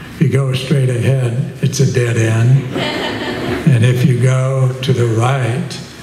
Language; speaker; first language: English; native; English